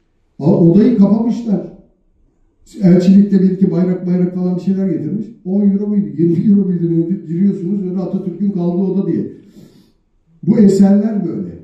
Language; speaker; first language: Turkish; native; Turkish